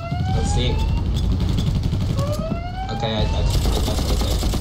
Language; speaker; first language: English; non-native, learner; Polish